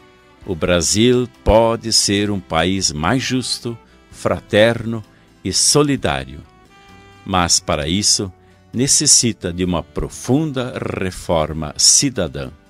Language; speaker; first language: Portuguese; native; Portuguese